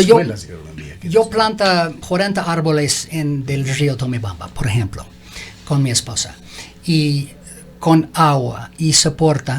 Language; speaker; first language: Spanish; non-native, learner; English